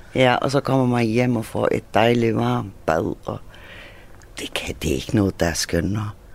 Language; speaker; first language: Danish; non-native, local second language; Faroese